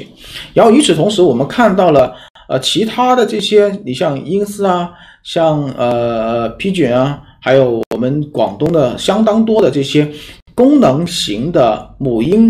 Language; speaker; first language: Chinese; native; Chinese